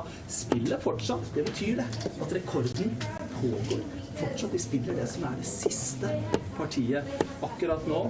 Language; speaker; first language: Norwegian; native; Norwegian